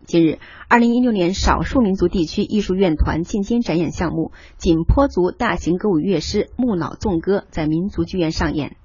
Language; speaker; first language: Chinese; native; Chinese